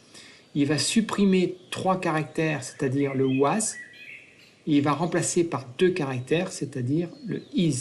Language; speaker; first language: French; native; French